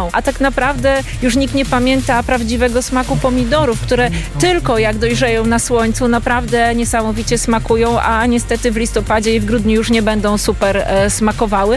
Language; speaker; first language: Polish; native; Polish